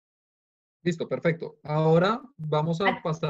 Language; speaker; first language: Spanish; native; Spanish